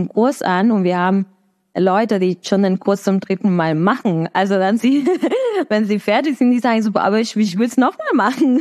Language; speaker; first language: German; non-native, fluent; Spanish